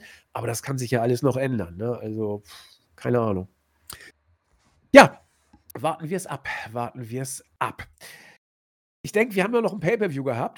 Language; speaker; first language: German; native; German